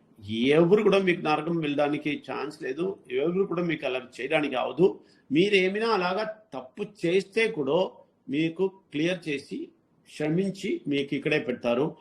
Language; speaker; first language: Telugu; non-native, learner; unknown